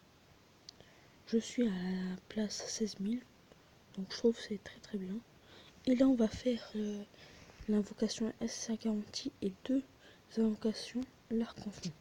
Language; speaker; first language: French; native; French